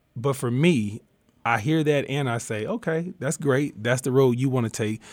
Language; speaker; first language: English; native; English